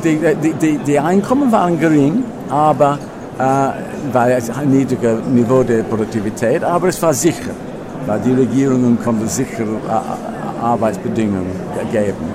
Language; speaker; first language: German; non-native, fluent; English